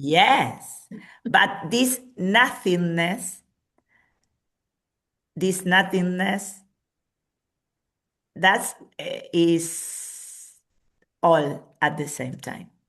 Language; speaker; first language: English; non-native, fluent; Spanish